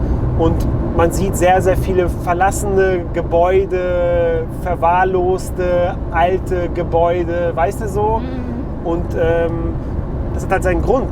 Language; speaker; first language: German; native; German